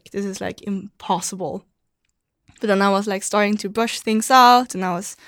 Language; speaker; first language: English; non-native, fluent; Swedish